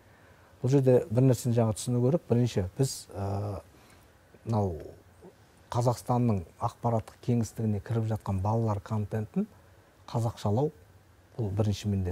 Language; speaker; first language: Kazakh; native; Kazakh